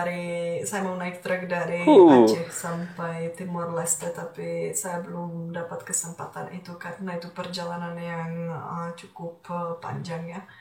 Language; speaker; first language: Indonesian; non-native, fluent; Czech